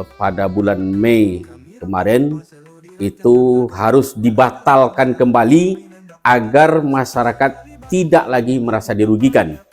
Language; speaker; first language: Indonesian; non-native, local second language; Minangkabau